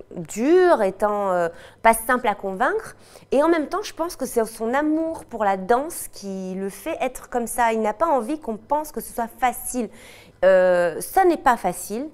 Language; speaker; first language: French; native; French